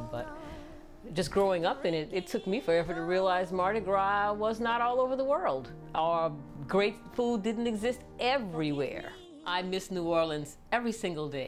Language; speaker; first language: English; native; English